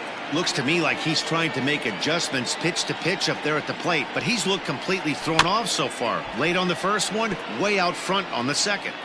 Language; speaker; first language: English; native; English